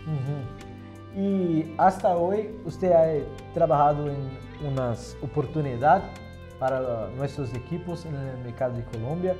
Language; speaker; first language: Spanish; non-native, fluent; Portuguese